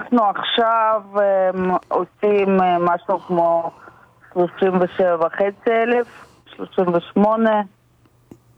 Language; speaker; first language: Hebrew; non-native, fluent; Russian